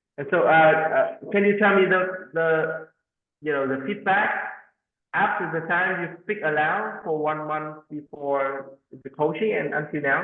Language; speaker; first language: English; non-native, fluent; Vietnamese